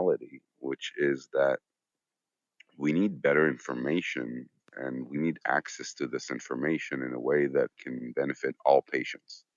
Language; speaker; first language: English; non-native, fluent; Hebrew